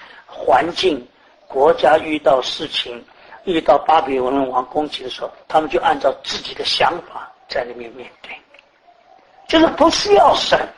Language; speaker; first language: Chinese; native; Chinese